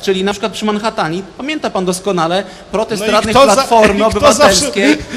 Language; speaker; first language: Polish; native; Polish